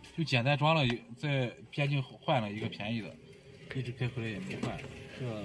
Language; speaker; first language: Chinese; native; Chinese